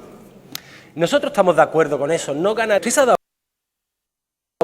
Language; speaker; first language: Spanish; native; Spanish